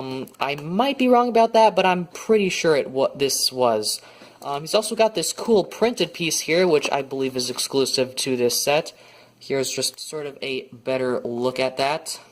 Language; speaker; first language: English; native; English